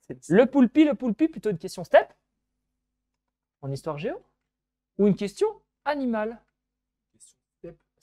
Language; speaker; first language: French; native; French